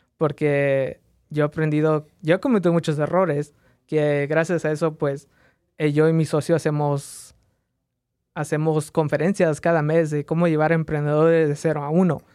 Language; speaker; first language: Spanish; early bilingual, heritage; Spanish